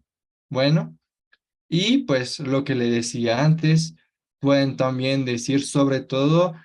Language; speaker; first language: Spanish; non-native, fluent; French